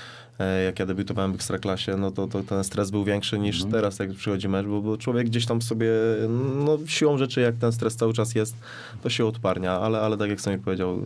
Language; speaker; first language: Polish; native; Polish